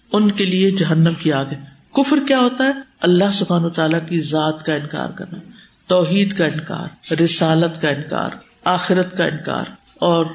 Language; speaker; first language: Urdu; native; Urdu